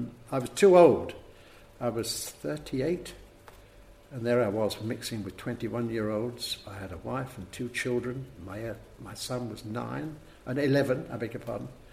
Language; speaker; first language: English; native; English